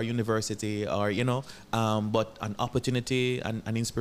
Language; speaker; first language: English; non-native, local second language; Jamaican Creole English